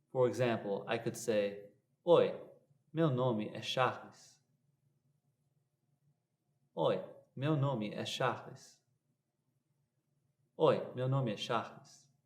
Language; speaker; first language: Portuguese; non-native, fluent; English